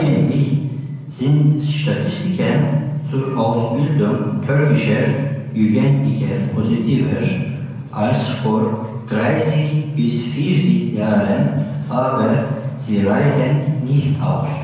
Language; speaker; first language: German; non-native, learner; Turkish